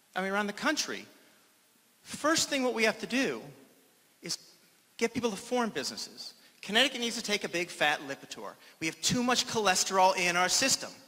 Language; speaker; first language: English; native; English